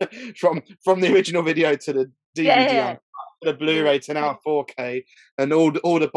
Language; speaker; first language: English; native; English